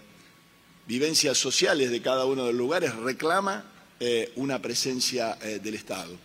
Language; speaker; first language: Spanish; native; Spanish